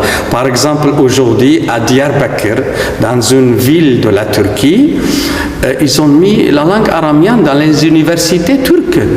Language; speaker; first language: French; non-native, fluent; Aramaic